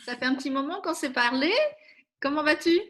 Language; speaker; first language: French; native; French